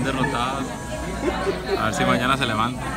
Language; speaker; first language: Spanish; native; Spanish